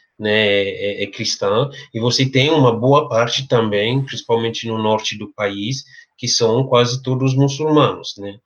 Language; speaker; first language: Portuguese; non-native, fluent; French